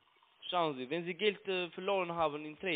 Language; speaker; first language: German; non-native, learner; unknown